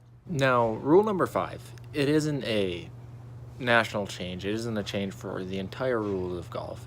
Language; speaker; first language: English; native; English